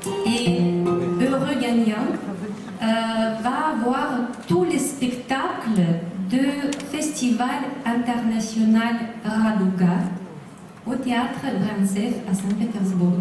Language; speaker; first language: French; non-native, fluent; Russian